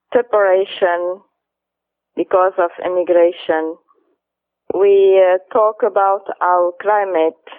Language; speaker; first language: English; non-native, fluent; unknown